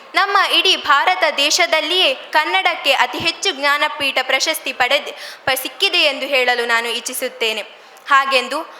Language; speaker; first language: Kannada; native; Kannada